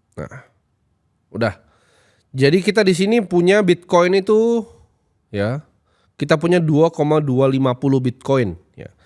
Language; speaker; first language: Indonesian; native; Indonesian